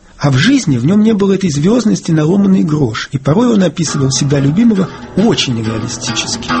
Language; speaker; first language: Russian; native; Russian